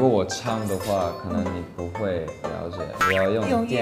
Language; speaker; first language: Chinese; non-native, learner; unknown